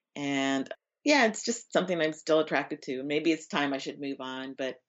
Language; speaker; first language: English; native; English